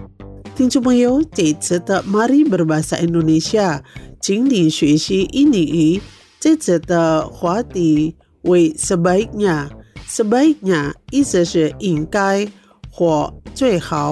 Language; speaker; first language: Chinese; non-native, fluent; Indonesian